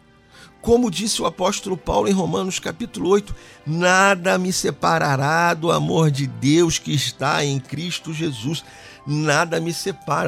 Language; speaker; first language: Portuguese; native; Portuguese